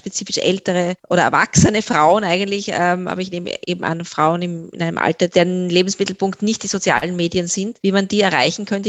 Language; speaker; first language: German; native; German